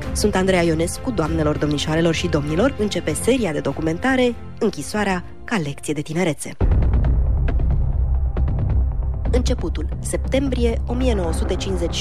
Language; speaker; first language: Romanian; native; Romanian